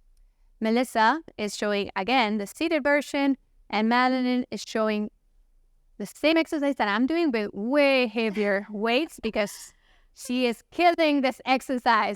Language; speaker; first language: English; non-native, fluent; Italian